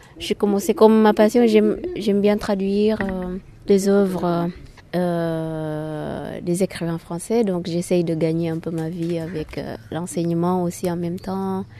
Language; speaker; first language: French; non-native, fluent; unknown